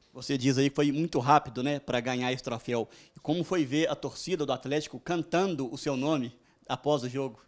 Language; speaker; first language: Portuguese; native; Portuguese